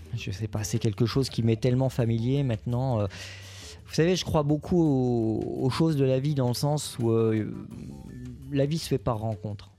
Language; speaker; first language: French; native; French